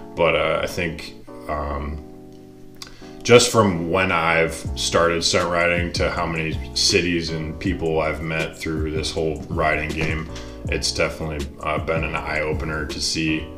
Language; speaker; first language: English; native; English